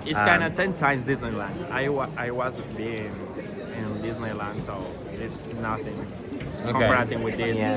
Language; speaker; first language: English; non-native, learner; Spanish